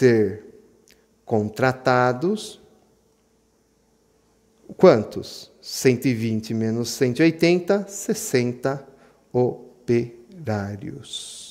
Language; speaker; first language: Portuguese; native; Portuguese